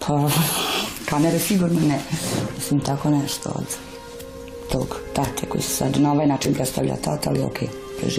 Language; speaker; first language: Bosnian; native; Bosnian